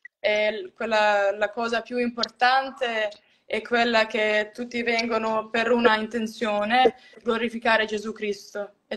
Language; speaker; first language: Italian; non-native, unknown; Croatian